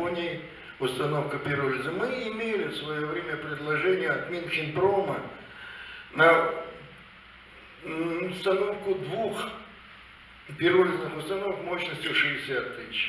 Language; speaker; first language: Russian; native; Russian